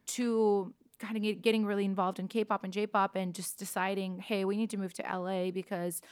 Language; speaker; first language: English; non-native, fluent; Russian